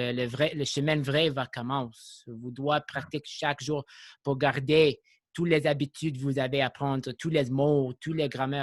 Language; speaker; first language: French; non-native, local second language; English